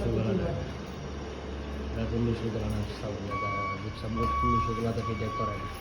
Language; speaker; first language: Arabic; non-native, learner; Bangla